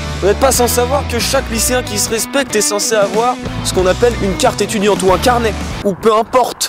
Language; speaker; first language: French; native; French